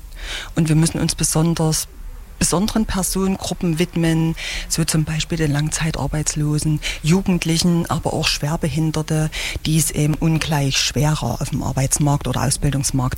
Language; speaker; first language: German; native; German